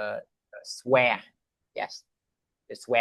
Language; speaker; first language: English; non-native, learner; Vietnamese